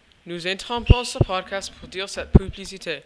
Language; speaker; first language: French; non-native, learner; English